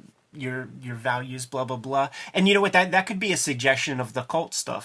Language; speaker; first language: English; native; English